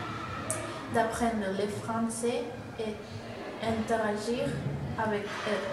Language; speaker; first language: French; non-native, learner; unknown